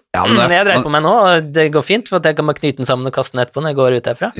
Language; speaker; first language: Norwegian; native; Norwegian